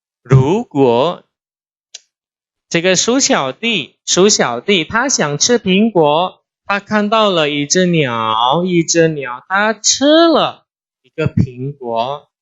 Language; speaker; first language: Chinese; non-native, fluent; Indonesian